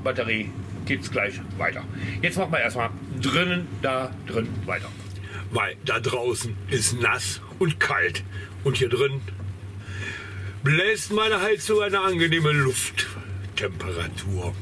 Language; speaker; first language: German; native; German